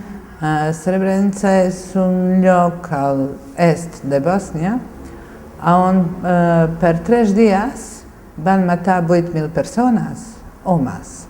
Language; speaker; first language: Catalan; non-native, fluent; Bosnian